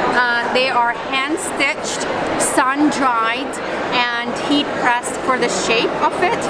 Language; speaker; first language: English; non-native, fluent; French